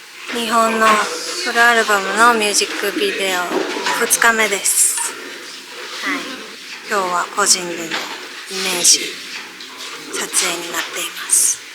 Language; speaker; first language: Japanese; native; Japanese